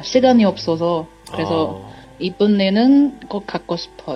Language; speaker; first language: Korean; non-native, learner; Chinese